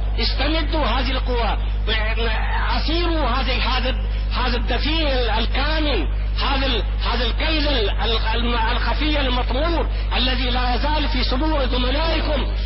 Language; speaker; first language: Arabic; non-native, fluent; Urdu